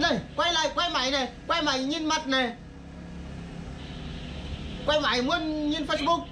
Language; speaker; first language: Vietnamese; non-native, learner; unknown